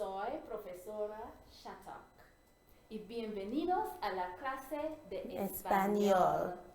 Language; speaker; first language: Spanish; non-native, fluent; English